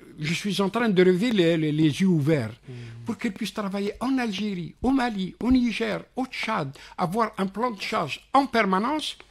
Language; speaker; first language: French; non-native, local second language; Arabic